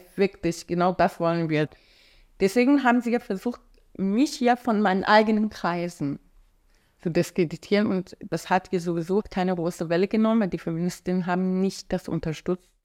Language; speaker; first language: German; non-native, fluent; Persian